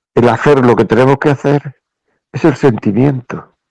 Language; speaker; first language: Spanish; native; Spanish